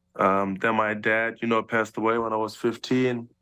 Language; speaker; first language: English; early bilingual, other home language; German